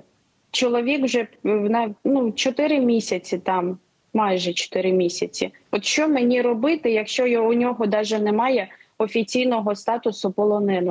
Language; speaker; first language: Ukrainian; non-native, local second language; Russian